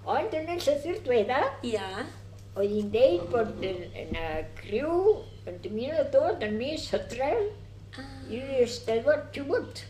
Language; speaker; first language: Welsh; early bilingual, heritage; Welsh